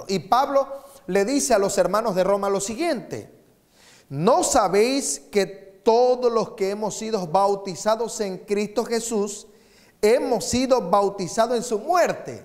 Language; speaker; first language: Spanish; native; Spanish